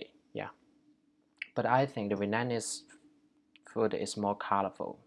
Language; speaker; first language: English; non-native, learner; Chinese